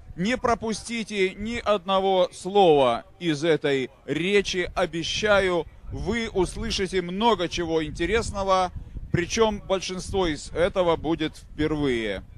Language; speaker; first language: Russian; native; Russian